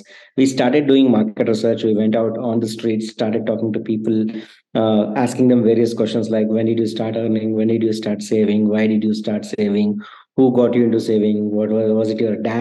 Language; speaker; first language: English; non-native, local second language; Kannada